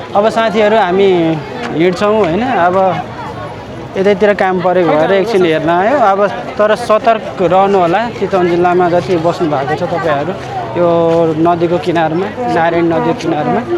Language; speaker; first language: Nepali; native; Nepali